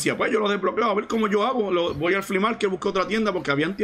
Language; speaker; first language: Spanish; native; Spanish